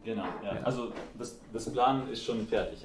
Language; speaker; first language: German; non-native, fluent; Latvian